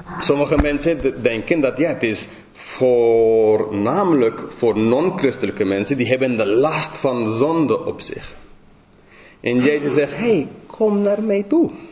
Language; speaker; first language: Dutch; non-native, fluent; English